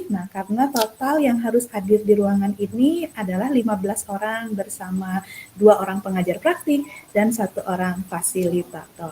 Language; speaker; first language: Indonesian; native; Indonesian